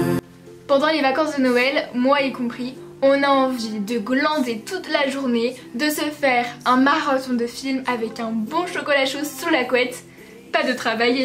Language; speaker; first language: French; native; French